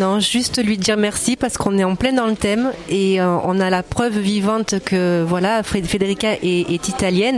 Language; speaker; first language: French; native; French